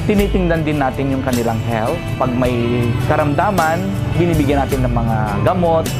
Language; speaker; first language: Filipino; native; Filipino